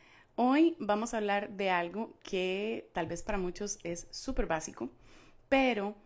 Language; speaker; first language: Spanish; native; Spanish